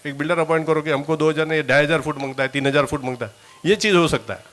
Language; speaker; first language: Hindi; non-native, local second language; Marathi